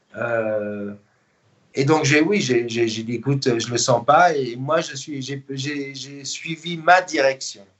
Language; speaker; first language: French; non-native, fluent; English